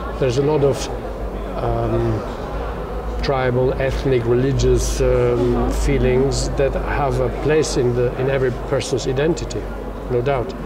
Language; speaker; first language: English; non-native, fluent; German